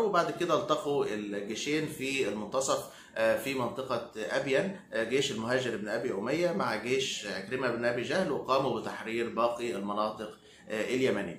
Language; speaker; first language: Arabic; native; Arabic